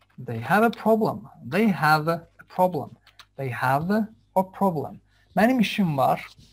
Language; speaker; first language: English; non-native, fluent; Azerbaijani